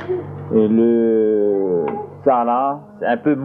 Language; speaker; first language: French; non-native, local second language; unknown